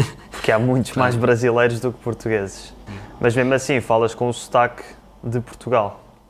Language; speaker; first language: Portuguese; native; Portuguese